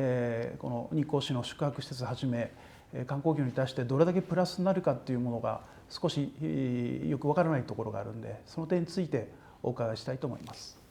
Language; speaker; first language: Japanese; native; Japanese